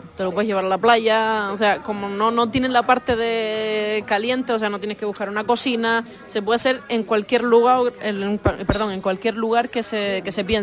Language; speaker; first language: Spanish; native; Spanish